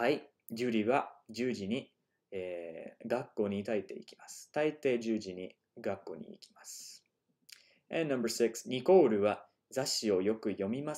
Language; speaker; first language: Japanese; non-native, fluent; English